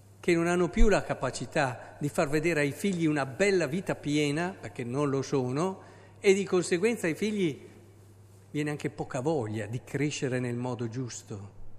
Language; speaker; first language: Italian; native; Italian